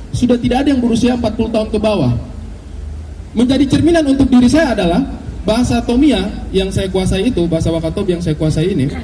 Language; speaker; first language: Indonesian; native; Indonesian